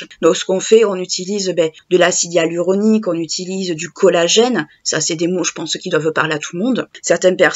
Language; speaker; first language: French; native; French